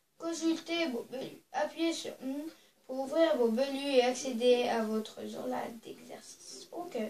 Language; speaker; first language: French; native; French